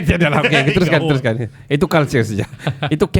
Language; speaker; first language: Malay; native; Malay